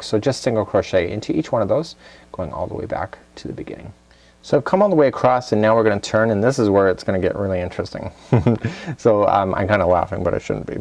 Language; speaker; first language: English; native; English